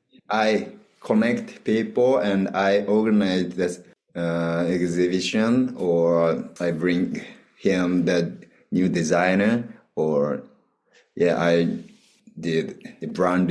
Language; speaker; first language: English; non-native, learner; Japanese